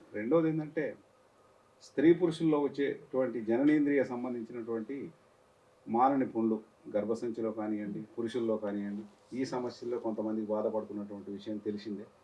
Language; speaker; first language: Telugu; native; Telugu